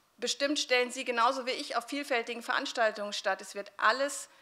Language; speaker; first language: German; native; German